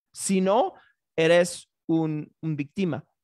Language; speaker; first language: Spanish; non-native, fluent; French